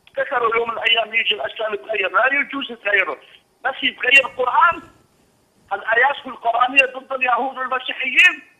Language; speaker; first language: Arabic; non-native, local second language; Assyrian Neo-Aramaic